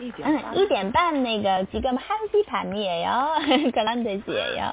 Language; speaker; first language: Chinese; native; Chinese